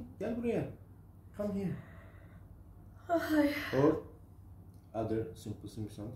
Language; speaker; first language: English; non-native, fluent; Turkish